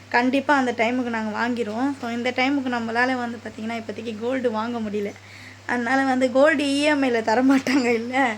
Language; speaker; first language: Tamil; native; Tamil